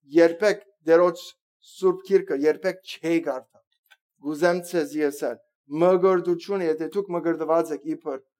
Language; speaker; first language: Armenian; early bilingual, heritage; Armenian